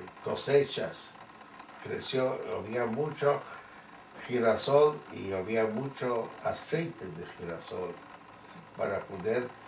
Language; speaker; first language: Spanish; non-native, fluent; Yiddish